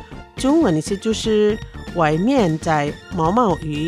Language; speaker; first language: Chinese; non-native, fluent; Indonesian